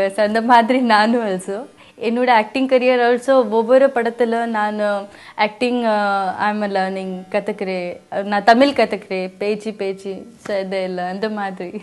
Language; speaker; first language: Tamil; non-native, learner; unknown